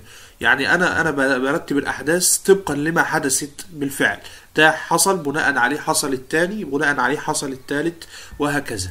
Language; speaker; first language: Arabic; native; Arabic